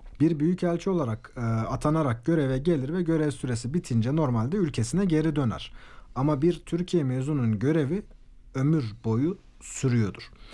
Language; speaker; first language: Turkish; native; Turkish